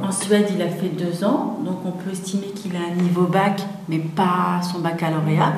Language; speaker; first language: French; native; French